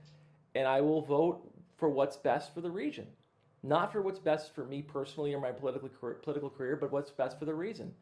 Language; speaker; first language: English; native; English